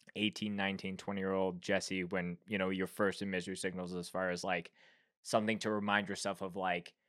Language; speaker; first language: English; native; English